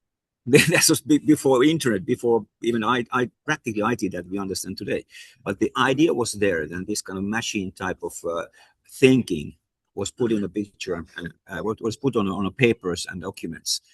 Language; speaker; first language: English; non-native, fluent; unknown